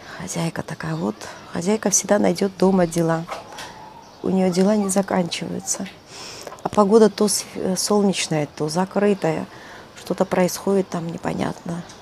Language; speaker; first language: Russian; non-native, local second language; Georgian